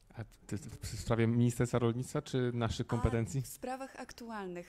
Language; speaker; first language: Polish; native; Polish